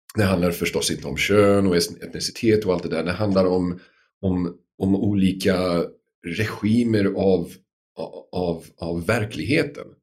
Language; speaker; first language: Swedish; non-native, fluent; English